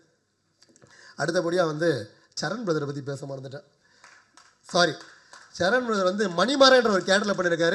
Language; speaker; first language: Tamil; native; Tamil